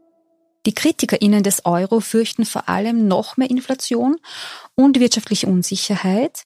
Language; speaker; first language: German; native; German